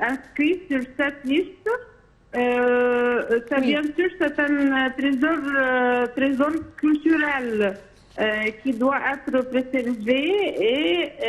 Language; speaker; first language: French; non-native, fluent; Arabic